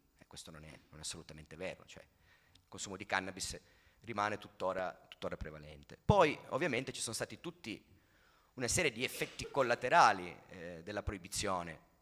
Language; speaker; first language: Italian; native; Italian